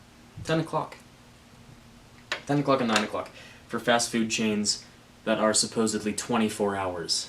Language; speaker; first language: English; native; English